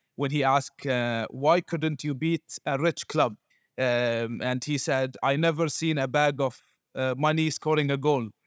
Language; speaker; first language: English; non-native, fluent; Arabic